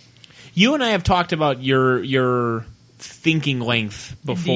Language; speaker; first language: English; native; English